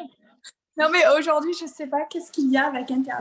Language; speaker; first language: French; native; French